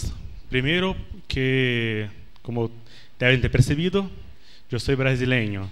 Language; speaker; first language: Spanish; non-native, learner; Portuguese